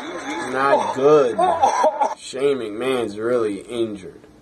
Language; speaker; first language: English; native; English